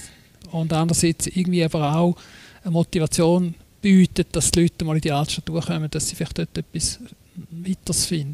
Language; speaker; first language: German; native; German